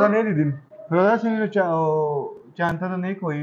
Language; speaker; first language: Turkish; non-native, learner; Urdu